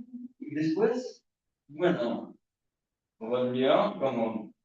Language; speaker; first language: Spanish; non-native, learner; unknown